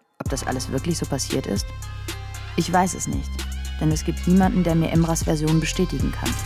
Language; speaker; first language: German; native; German